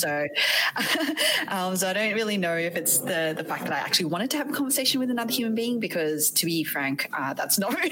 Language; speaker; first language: English; native; English